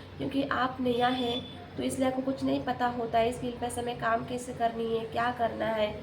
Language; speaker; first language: Hindi; non-native, local second language; Odia